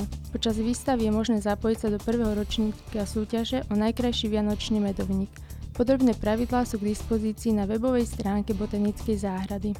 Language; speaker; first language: Slovak; native; Slovak